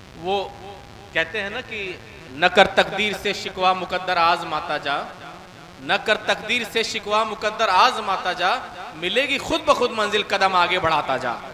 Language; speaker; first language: Hindi; native; Hindi